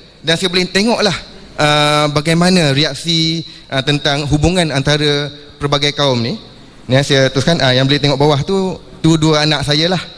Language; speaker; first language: Malay; non-native, local second language; Chinese